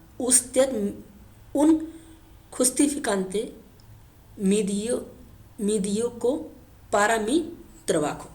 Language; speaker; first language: Spanish; non-native, learner; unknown